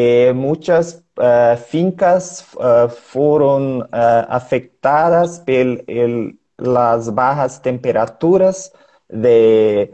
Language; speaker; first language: Spanish; non-native, learner; Portuguese